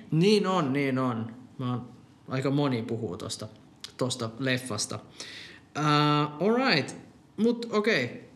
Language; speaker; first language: Finnish; non-native, local second language; Swedish